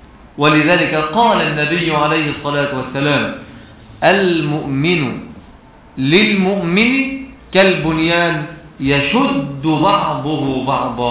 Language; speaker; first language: Arabic; native; Arabic